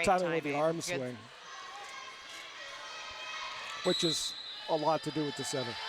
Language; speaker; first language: English; native; English